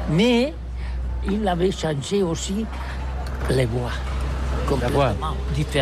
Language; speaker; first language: French; non-native, learner; Catalan